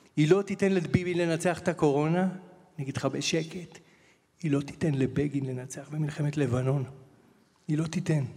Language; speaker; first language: Hebrew; native; Hebrew